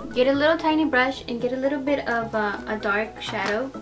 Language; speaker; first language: English; early bilingual, other home language; Spanish